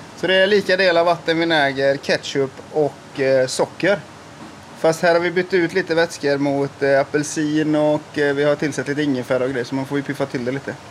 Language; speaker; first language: Swedish; native; Swedish